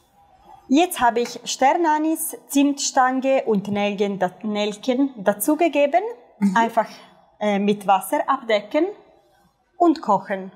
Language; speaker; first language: German; non-native, fluent; Italian